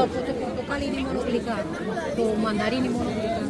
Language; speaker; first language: Greek; non-native, learner; Bulgarian